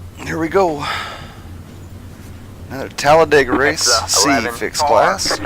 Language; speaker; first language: English; native; English